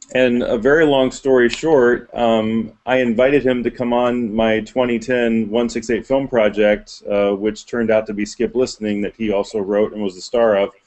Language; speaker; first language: English; native; English